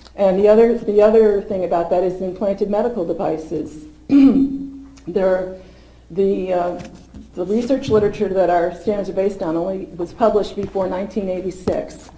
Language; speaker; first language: English; native; English